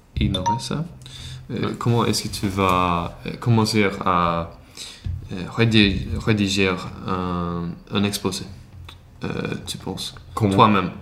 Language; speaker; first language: French; non-native, learner; Swedish